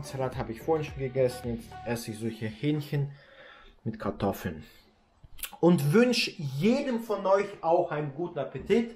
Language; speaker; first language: German; native; German